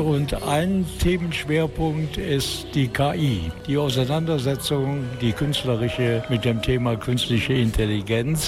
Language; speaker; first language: German; native; German